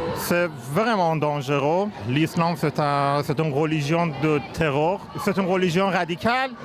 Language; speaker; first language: French; non-native, fluent; Persian